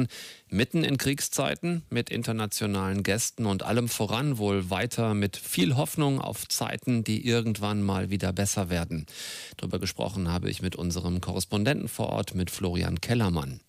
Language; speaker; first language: German; native; German